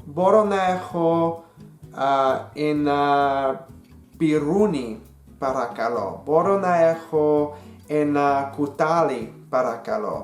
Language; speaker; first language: Greek; non-native, learner; English